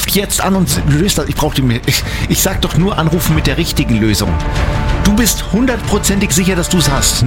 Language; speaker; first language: German; native; German